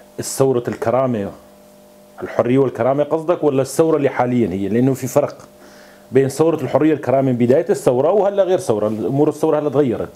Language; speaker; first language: Arabic; non-native, local second language; Kurdish